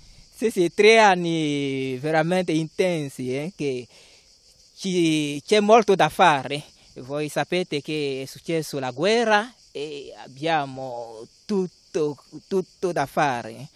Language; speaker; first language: Italian; non-native, learner; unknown